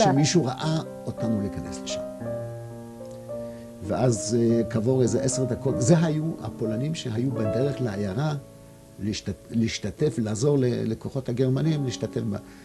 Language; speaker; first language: Hebrew; non-native, fluent; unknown